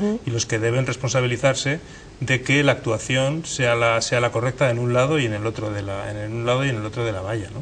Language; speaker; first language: Spanish; native; Spanish